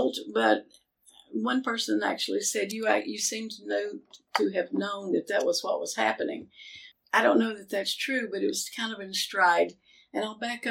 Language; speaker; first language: English; native; English